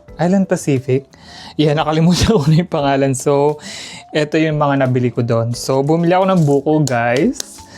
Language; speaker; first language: Filipino; non-native, local second language; Pampanga